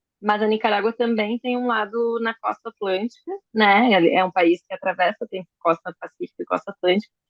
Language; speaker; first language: Portuguese; early bilingual, other home language; Spanish